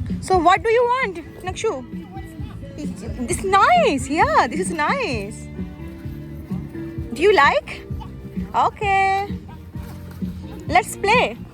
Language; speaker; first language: English; non-native, local second language; Bangla